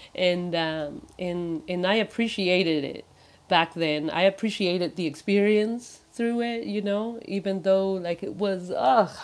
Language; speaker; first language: English; non-native, fluent; Spanish